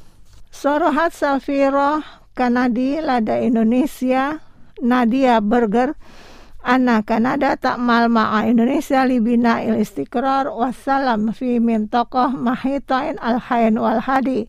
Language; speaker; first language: Arabic; non-native, fluent; Indonesian